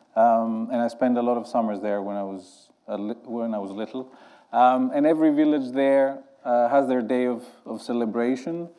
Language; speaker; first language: English; non-native, fluent; Greek